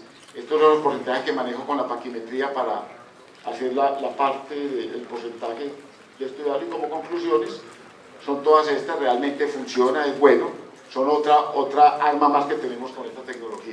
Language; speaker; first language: Spanish; native; Spanish